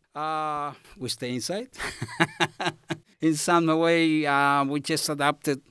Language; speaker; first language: English; non-native, fluent; Spanish